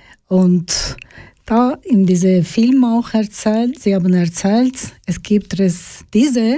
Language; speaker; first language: German; non-native, learner; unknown